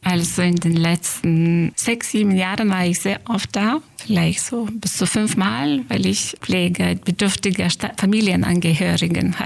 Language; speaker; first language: German; non-native, fluent; Lithuanian